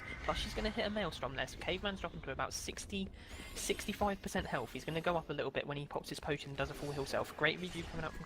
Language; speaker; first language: English; native; English